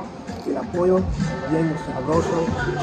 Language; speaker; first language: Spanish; early bilingual, heritage; English